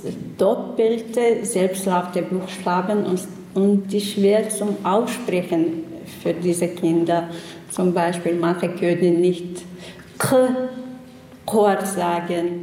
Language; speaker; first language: German; non-native, learner; Chechen